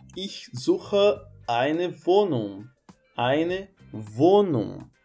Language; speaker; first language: German; non-native, fluent; Portuguese